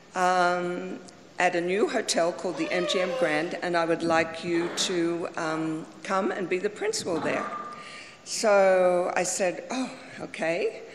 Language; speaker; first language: English; native; English